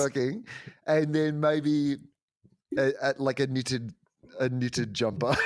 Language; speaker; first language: English; native; English